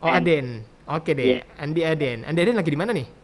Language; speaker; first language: Indonesian; native; Indonesian